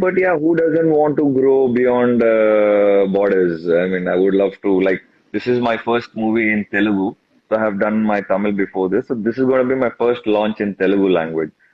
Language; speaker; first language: English; non-native, local second language; Tamil